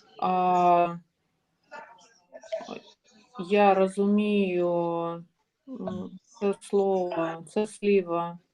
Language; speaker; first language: Ukrainian; non-native, learner; Russian